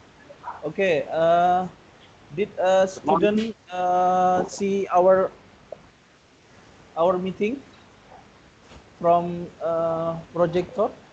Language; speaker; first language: English; non-native, learner; Indonesian